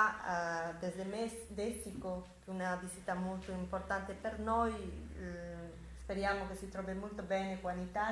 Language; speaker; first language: Italian; non-native, fluent; Spanish